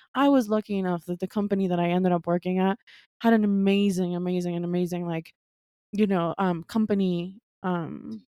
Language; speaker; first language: English; non-native, fluent; Spanish